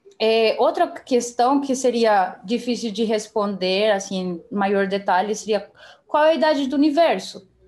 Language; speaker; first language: Portuguese; non-native, fluent; Spanish